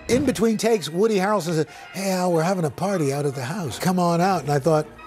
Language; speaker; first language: English; native; English